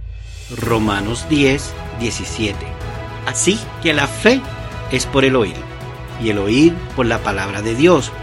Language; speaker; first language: Spanish; native; Spanish